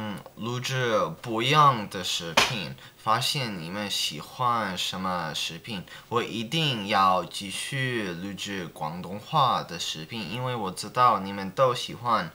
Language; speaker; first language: Chinese; non-native, learner; English